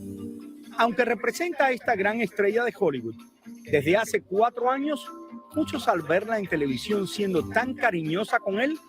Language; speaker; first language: Spanish; native; Spanish